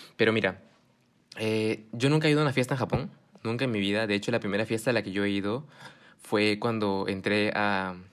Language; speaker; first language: Spanish; early bilingual, heritage; Spanish